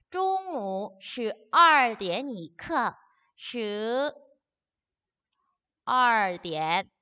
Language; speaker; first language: Chinese; non-native, fluent; Korean